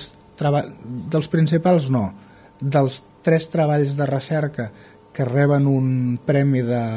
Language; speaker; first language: Catalan; native; Catalan